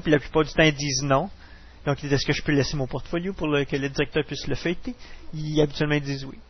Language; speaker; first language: French; native; French